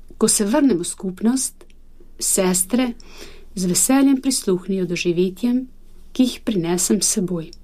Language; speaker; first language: Slovenian; non-native, fluent; Albanian